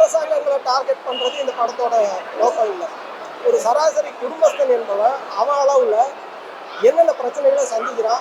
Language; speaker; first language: Tamil; native; Tamil